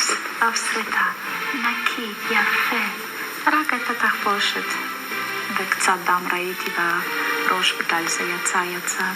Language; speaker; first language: Hebrew; non-native, fluent; German